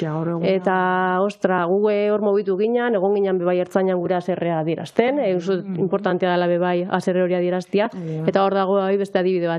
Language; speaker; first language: Basque; native; Basque